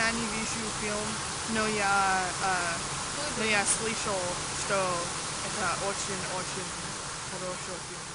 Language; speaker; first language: Russian; non-native, learner; English